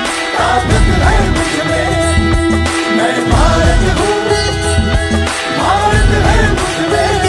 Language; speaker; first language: Hindi; non-native, local second language; Telugu